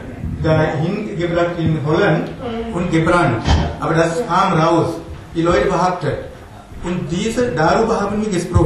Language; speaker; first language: German; non-native, fluent; Tamil